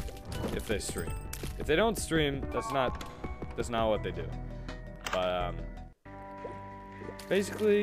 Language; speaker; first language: English; native; English